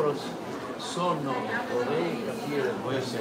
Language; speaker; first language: Italian; non-native, learner; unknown